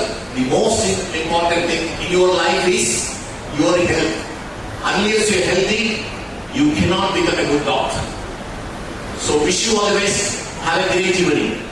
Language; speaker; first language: English; non-native, local second language; Telugu